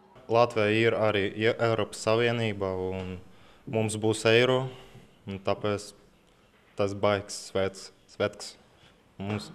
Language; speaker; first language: Latvian; non-native, local second language; Russian